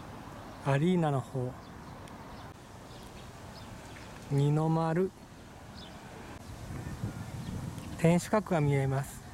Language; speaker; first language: Japanese; native; Japanese